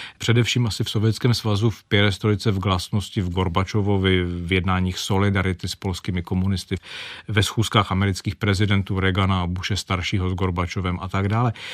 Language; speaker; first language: Czech; native; Czech